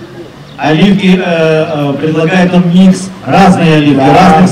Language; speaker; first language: Russian; native; Russian